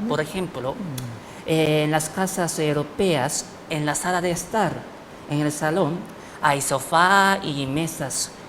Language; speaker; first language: Spanish; non-native, fluent; Japanese